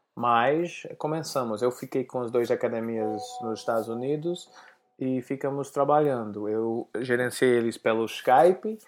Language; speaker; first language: Portuguese; non-native, fluent; English